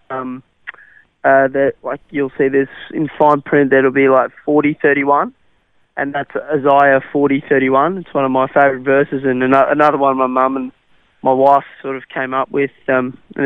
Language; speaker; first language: English; non-native, local second language; Afrikaans